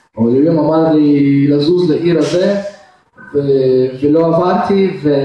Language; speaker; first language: Hebrew; non-native, fluent; Russian